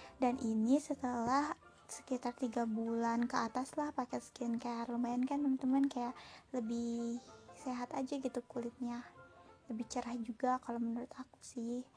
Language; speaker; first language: Indonesian; native; Indonesian